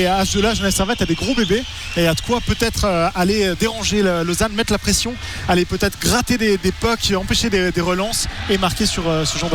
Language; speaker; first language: French; native; French